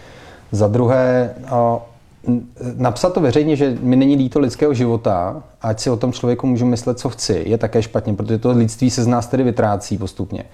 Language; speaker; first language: Czech; native; Czech